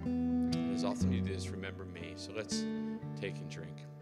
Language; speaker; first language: English; native; English